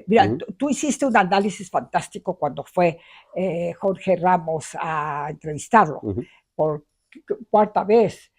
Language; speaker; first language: Spanish; native; Spanish